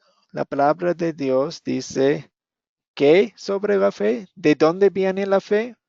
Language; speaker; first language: Spanish; non-native, fluent; English